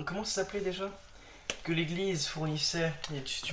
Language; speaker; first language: French; native; French